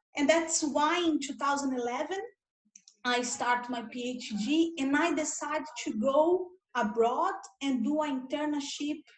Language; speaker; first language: English; non-native, fluent; Portuguese